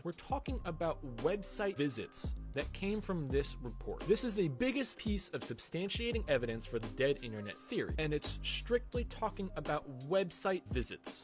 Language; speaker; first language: English; native; English